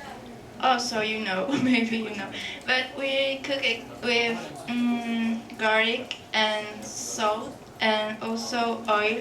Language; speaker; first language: English; non-native, fluent; French